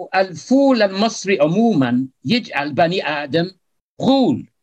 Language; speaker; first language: Arabic; non-native, fluent; English